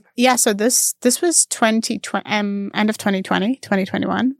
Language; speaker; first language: English; non-native, fluent; Armenian